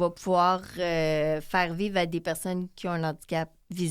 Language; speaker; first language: French; native; French